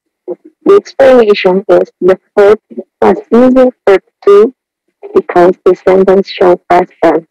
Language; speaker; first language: English; non-native, learner; Indonesian